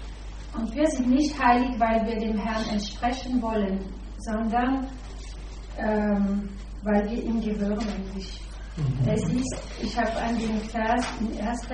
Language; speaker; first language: German; non-native, fluent; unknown